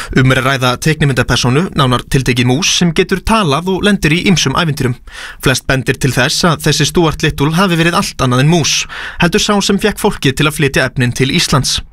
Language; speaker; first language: Icelandic; native; Icelandic